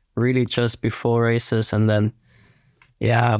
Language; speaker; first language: English; non-native, fluent; German